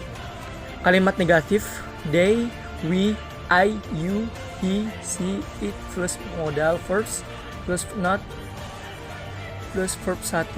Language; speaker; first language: English; non-native, learner; Indonesian